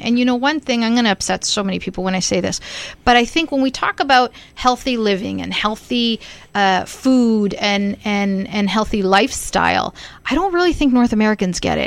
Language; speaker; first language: English; early bilingual, other home language; Italian